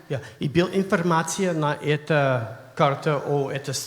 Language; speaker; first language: Russian; non-native, learner; English